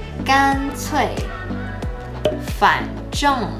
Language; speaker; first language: Chinese; non-native, local second language; English